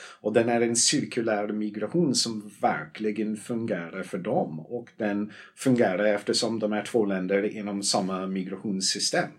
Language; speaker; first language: Swedish; non-native, fluent; English